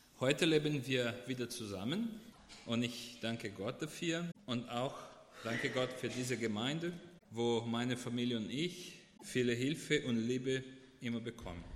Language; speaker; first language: German; non-native, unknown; Portuguese